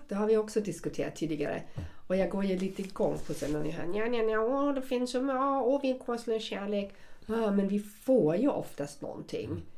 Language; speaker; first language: Swedish; non-native, fluent; German